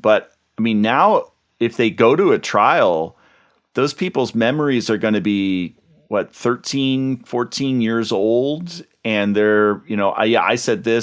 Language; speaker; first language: English; native; English